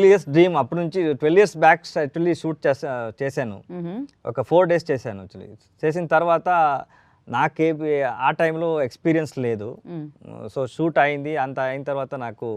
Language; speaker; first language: Telugu; non-native, learner; Kannada